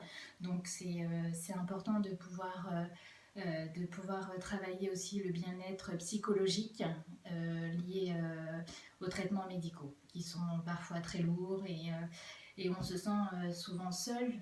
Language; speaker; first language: French; native; French